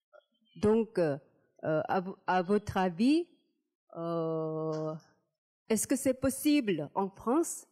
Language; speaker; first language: French; non-native, fluent; Korean